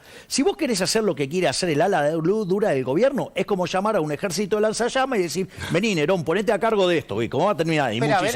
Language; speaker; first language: Spanish; native; Spanish